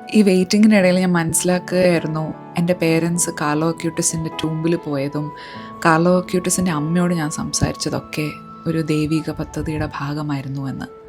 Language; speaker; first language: Malayalam; early bilingual, heritage; Malayalam